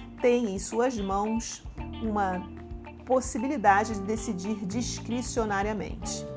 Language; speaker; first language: Portuguese; native; Portuguese